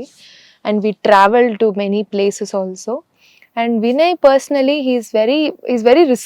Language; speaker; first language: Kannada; early bilingual, heritage; Kannada